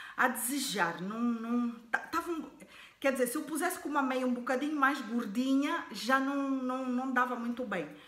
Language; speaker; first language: Portuguese; native; Portuguese